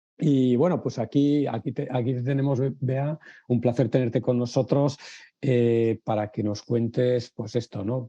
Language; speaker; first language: Spanish; native; Spanish